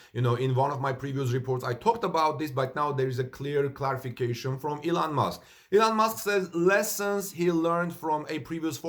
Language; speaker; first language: English; non-native, fluent; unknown